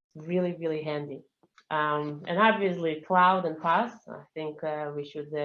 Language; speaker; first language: English; non-native, fluent; Russian